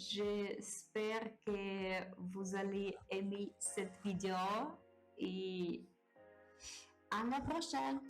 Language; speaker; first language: French; non-native, learner; Japanese